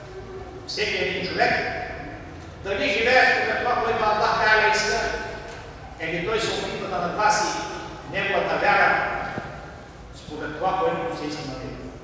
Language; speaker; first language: Bulgarian; non-native, local second language; Turkish